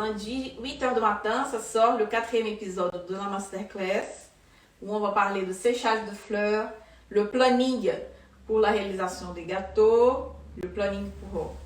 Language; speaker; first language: French; non-native, fluent; Portuguese